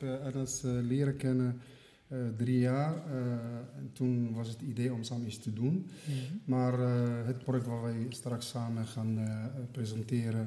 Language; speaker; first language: Dutch; non-native, fluent; Arabic